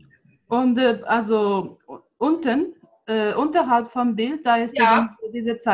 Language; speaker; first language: German; non-native, fluent; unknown